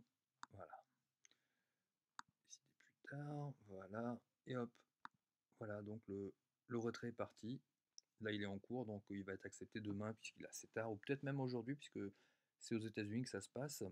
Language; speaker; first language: French; native; French